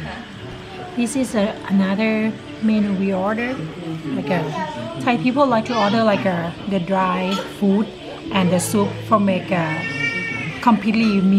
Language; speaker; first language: English; non-native, learner; Thai